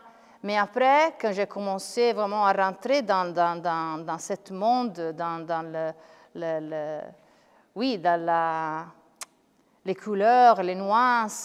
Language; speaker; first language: French; non-native, fluent; Italian